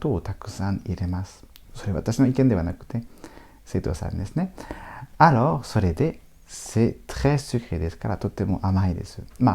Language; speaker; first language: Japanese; non-native, fluent; French